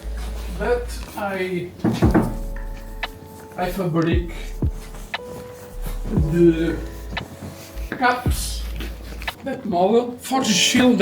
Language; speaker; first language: English; non-native, learner; Portuguese